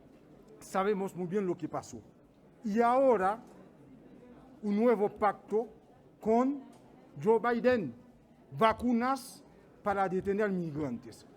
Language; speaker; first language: Spanish; non-native, fluent; Haitian Creole